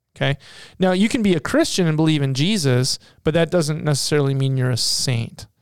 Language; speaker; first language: English; native; English